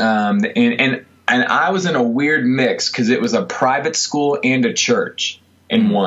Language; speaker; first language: English; native; English